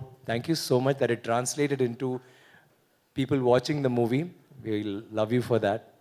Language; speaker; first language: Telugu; non-native, learner; Tamil